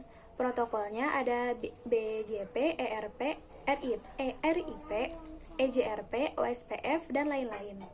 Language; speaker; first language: Indonesian; native; Indonesian